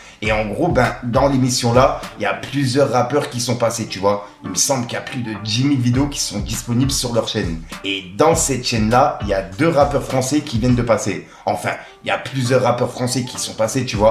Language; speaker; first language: French; native; French